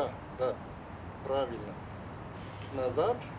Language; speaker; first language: Russian; non-native, learner; Chinese